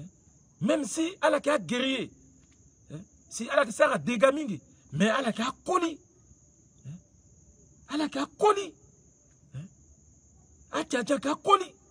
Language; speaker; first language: French; non-native, local second language; Sango